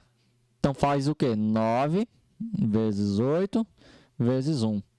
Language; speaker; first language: Portuguese; native; Portuguese